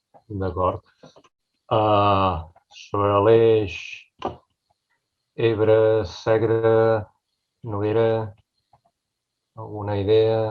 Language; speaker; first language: Catalan; native; Catalan